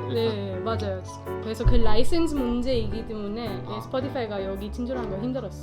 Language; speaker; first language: Korean; non-native, fluent; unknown